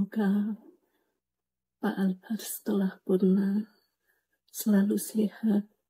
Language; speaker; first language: Indonesian; non-native, local second language; Javanese